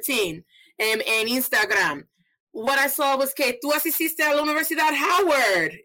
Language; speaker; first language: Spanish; non-native, fluent; English